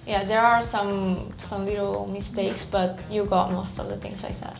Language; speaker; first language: English; non-native, fluent; Italian